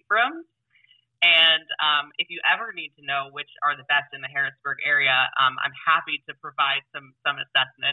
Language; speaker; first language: English; native; English